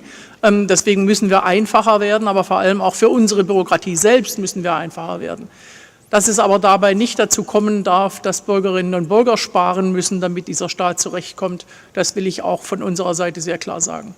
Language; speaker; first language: German; native; German